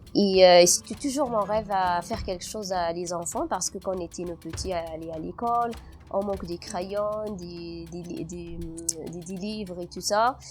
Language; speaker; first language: French; non-native, local second language; Berber languages